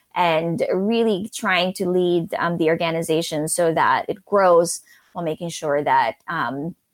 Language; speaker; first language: English; non-native, local second language; Filipino